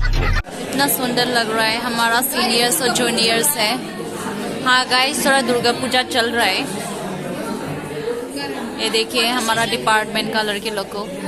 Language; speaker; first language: Hindi; non-native, local second language; Bodo